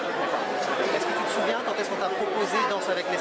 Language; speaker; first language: French; native; French